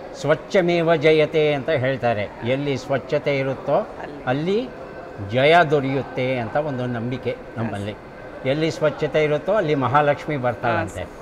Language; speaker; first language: Kannada; native; Kannada